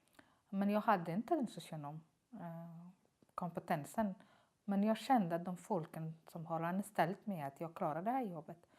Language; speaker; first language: Swedish; non-native, learner; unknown